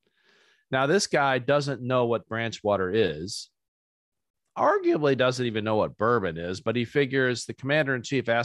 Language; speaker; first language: English; native; English